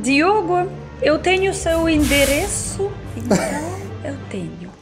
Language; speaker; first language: Portuguese; non-native, learner; Russian